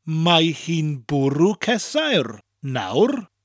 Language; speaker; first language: Welsh; non-native, fluent; English